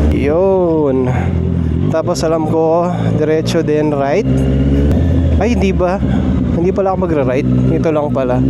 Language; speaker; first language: Filipino; non-native, local second language; Pampanga